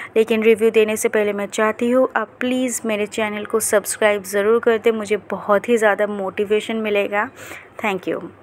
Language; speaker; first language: Hindi; non-native, local second language; Bangla